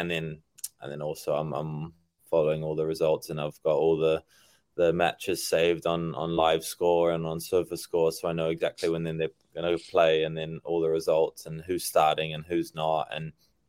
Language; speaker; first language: English; native; English